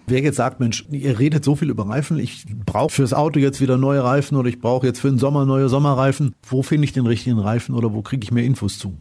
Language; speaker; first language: German; native; German